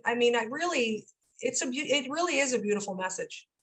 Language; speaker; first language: English; native; English